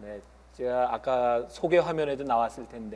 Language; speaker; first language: Korean; native; Korean